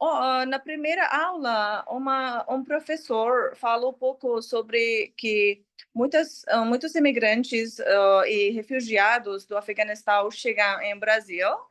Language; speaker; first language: Portuguese; non-native, learner; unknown